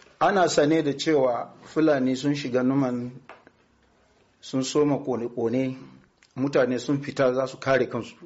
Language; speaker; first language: Hausa; non-native, local second language; Fula